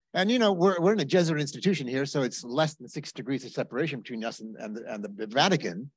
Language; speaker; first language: English; early bilingual, other home language; Spanish